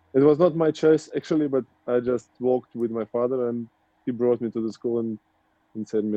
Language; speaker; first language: English; non-native, learner; Russian